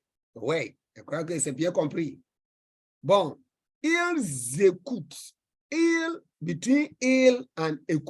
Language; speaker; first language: French; non-native, fluent; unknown